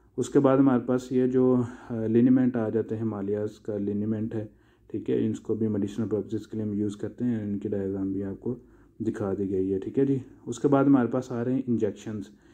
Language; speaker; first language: Urdu; non-native, local second language; Punjabi